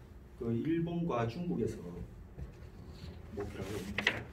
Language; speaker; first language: Korean; native; Korean